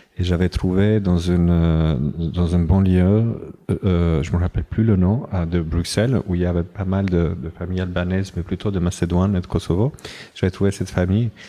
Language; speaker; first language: French; non-native, fluent; Albanian